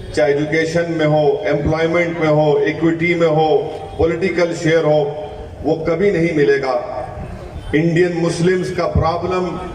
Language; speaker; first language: Urdu; native; Urdu